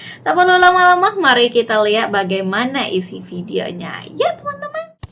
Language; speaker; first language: Indonesian; native; Indonesian